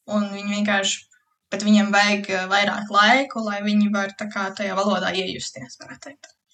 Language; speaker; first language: Latvian; early bilingual, heritage; Latvian